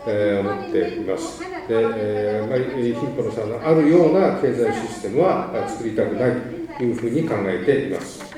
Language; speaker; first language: Japanese; native; Japanese